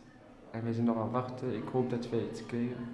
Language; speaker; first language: Dutch; early bilingual, other home language; Albanian